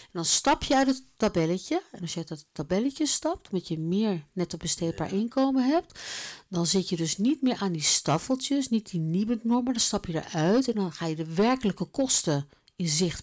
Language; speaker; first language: Dutch; native; Dutch